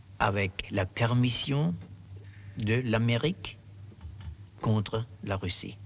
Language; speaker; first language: French; non-native, fluent; German